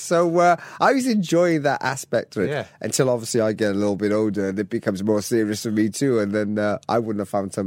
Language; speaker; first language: English; native; English